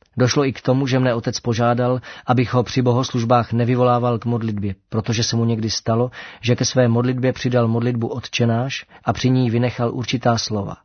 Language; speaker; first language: Czech; native; Czech